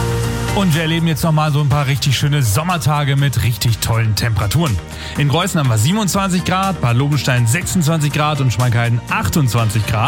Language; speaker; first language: German; native; German